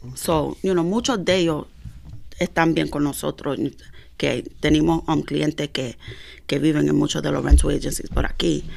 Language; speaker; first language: Spanish; early bilingual, heritage; Spanish